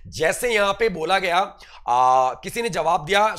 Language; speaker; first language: Hindi; native; Hindi